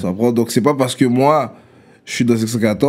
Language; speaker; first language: French; native; French